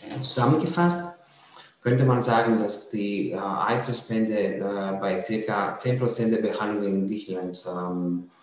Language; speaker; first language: German; non-native, fluent; Greek